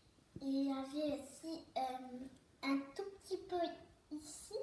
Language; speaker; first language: French; early bilingual, other home language; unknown